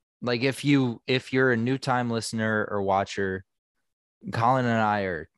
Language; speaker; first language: English; native; English